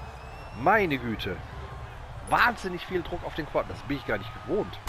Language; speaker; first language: German; native; German